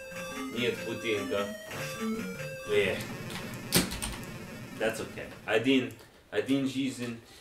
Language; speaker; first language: Russian; non-native, learner; English